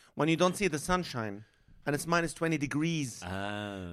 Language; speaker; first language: English; non-native, fluent; Arabic